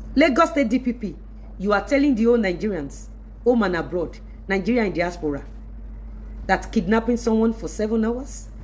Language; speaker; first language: English; non-native, local second language; Yoruba